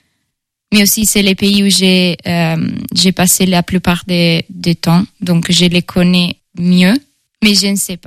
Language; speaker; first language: French; non-native, fluent; Italian